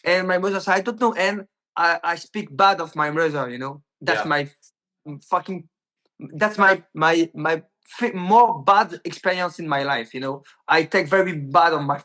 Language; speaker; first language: English; non-native, learner; French